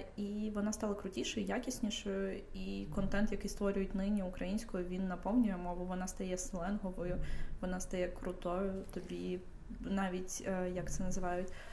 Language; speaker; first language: Ukrainian; non-native, local second language; Russian